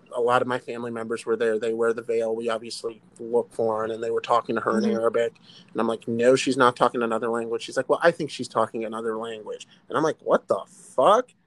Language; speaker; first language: English; native; English